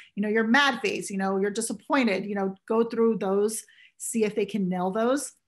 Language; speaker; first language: English; native; English